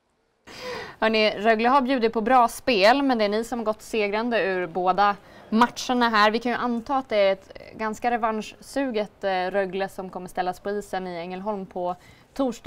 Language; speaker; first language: Swedish; native; Swedish